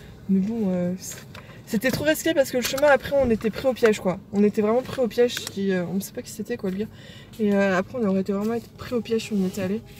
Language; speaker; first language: French; native; French